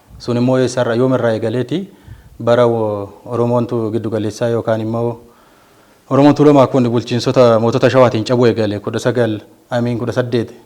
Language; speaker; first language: Oromo; native; Oromo